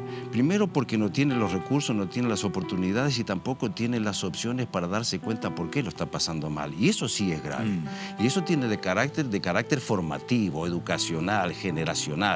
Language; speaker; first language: Spanish; native; Spanish